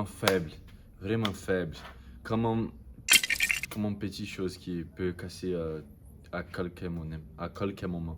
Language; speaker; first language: French; non-native, learner; Portuguese